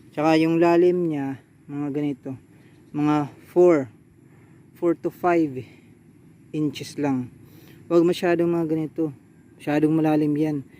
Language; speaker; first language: Filipino; non-native, local second language; Waray